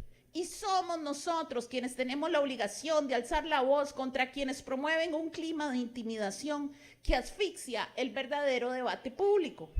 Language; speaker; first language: Spanish; native; Spanish